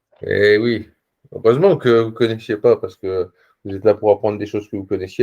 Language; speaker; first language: French; native; French